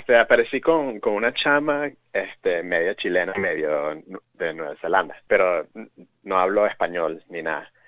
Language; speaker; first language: Spanish; early bilingual, heritage; Spanish